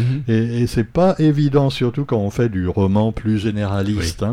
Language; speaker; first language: French; native; French